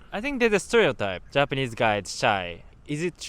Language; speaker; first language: English; non-native, fluent; Japanese